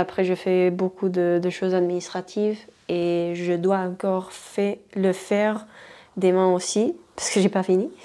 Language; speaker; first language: French; non-native, fluent; Spanish